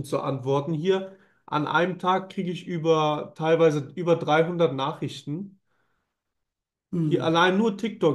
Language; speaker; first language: German; native; German